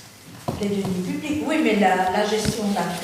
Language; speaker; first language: French; native; French